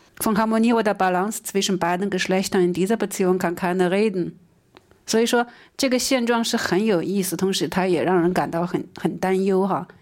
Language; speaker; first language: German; non-native, fluent; Chinese